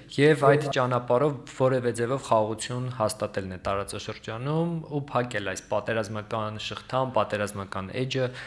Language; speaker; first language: Armenian; native; Armenian